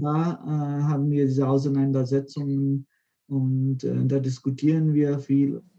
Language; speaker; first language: German; non-native, fluent; Konkani